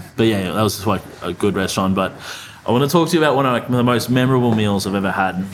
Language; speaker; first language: English; native; English